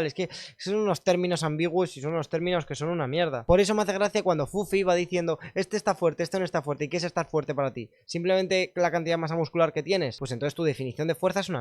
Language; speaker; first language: Spanish; native; Spanish